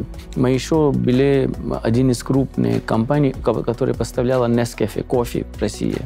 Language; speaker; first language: Russian; non-native, fluent; Punjabi